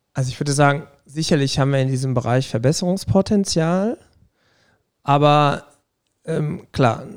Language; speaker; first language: German; native; German